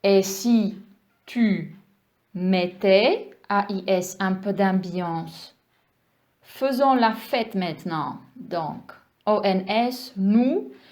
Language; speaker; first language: French; non-native, fluent; Czech